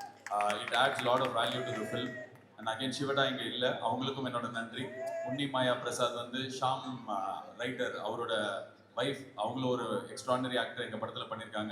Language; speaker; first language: Tamil; native; Tamil